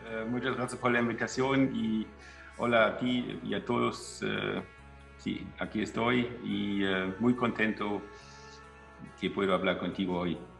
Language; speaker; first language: Spanish; non-native, fluent; German